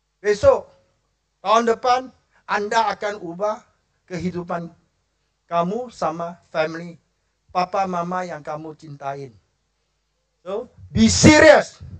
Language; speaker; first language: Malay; non-native, local second language; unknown